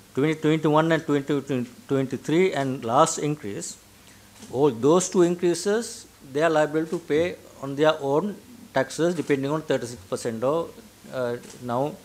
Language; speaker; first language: English; non-native, local second language; Sinhala